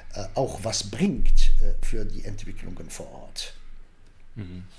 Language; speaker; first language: German; non-native, fluent; Arabic